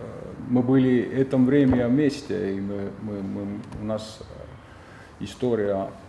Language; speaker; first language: Russian; non-native, fluent; Estonian